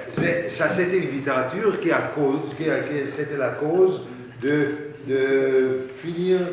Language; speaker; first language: French; non-native, learner; Hebrew